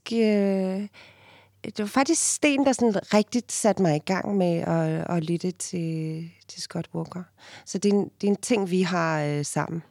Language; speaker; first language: Danish; non-native, fluent; Afrikaans